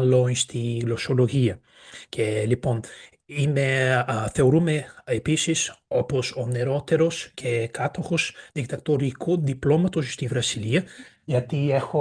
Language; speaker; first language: Greek; non-native, fluent; Portuguese